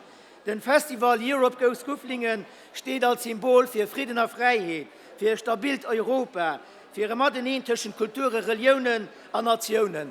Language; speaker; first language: German; non-native, local second language; Luxembourgish